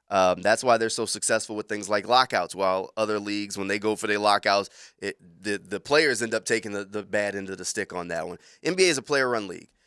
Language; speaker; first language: English; native; English